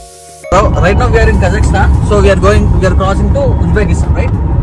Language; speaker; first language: English; non-native, local second language; Telugu